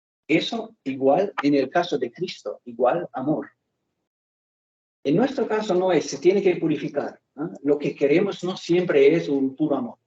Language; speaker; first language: Spanish; non-native, fluent; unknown